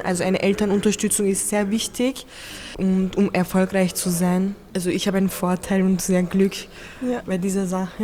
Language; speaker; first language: German; early bilingual, other home language; Turkish